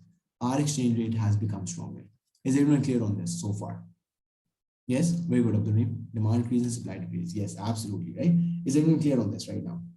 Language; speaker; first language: English; non-native, local second language; Urdu